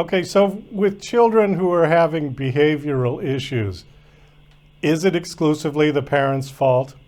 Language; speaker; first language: English; native; English